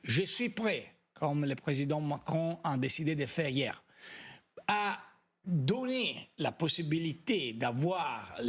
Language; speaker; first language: French; non-native, fluent; Italian